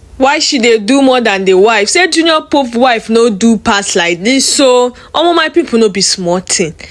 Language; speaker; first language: Nigerian Pidgin; native; Nigerian Pidgin